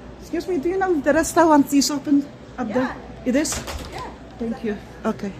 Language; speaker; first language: English; non-native, fluent; Polish